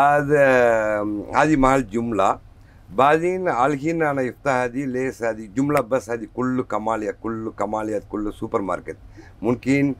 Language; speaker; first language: Arabic; non-native, learner; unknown